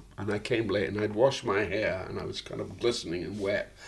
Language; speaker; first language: English; native; English